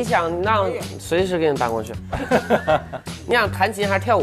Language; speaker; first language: Chinese; native; Chinese